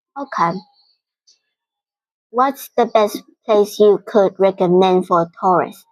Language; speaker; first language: English; non-native, fluent; Vietnamese